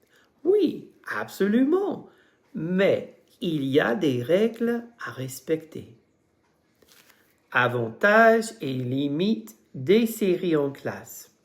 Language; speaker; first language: French; non-native, fluent; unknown